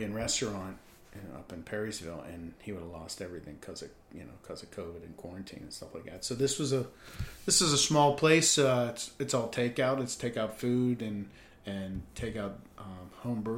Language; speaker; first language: English; native; English